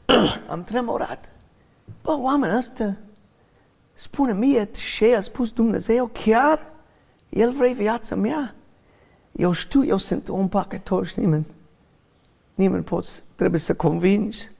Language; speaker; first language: Romanian; non-native, learner; English